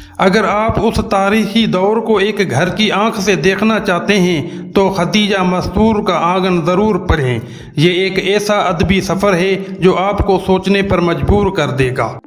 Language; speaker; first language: Urdu; non-native, local second language; Sindhi